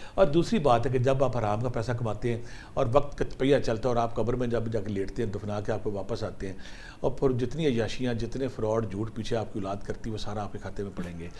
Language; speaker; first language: Urdu; non-native, local second language; Punjabi